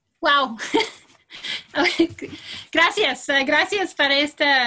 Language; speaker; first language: Spanish; non-native, fluent; English